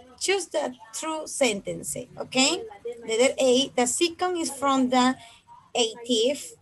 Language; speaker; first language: English; non-native, fluent; Spanish